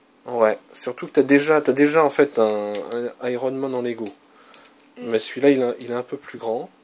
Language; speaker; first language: French; native; French